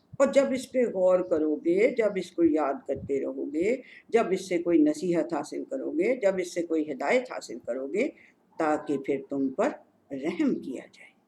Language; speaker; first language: Urdu; native; Urdu